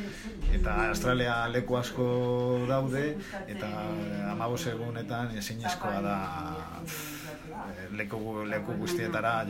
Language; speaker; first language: Basque; non-native, learner; Spanish